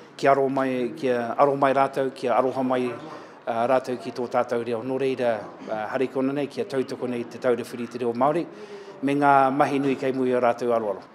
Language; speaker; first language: Māori; native; Māori